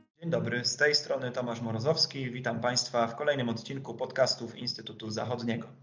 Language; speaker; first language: Polish; native; Polish